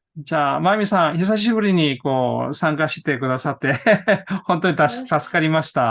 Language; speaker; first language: Japanese; non-native, fluent; Korean